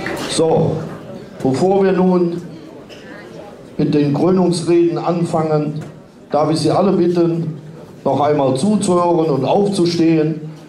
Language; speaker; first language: German; native; German